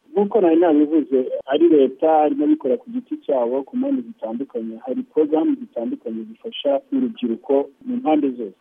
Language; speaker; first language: Kinyarwanda; early bilingual, heritage; Kinyarwanda